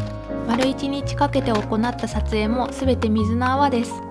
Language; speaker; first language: Japanese; native; Japanese